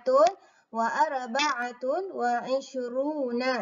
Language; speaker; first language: Arabic; non-native, learner; Malay